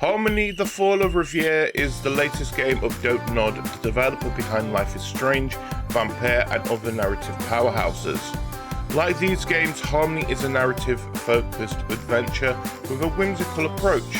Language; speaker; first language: English; native; English